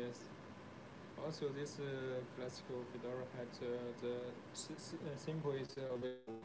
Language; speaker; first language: English; non-native, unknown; Chinese